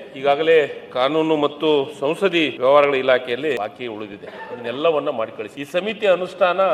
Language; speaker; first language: Kannada; native; Kannada